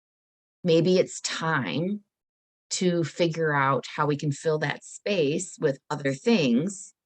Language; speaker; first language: English; native; English